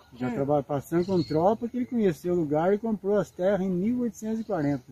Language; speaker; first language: Portuguese; native; Portuguese